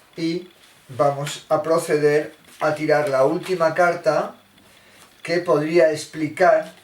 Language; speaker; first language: Spanish; native; Spanish